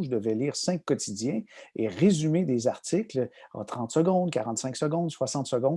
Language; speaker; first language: French; native; French